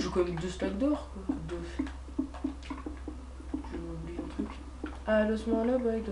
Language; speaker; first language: French; native; French